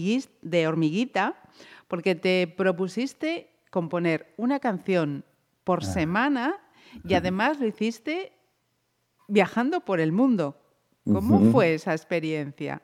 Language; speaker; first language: Spanish; native; Spanish